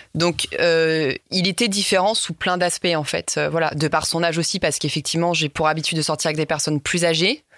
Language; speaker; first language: French; native; French